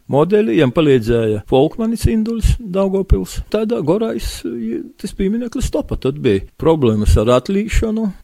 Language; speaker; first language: Latvian; native; Latvian